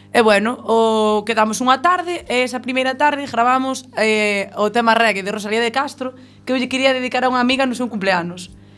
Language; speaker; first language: Galician; native; Galician